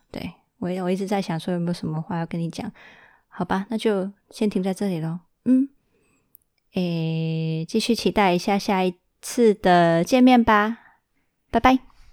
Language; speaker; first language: Chinese; early bilingual, heritage; Chinese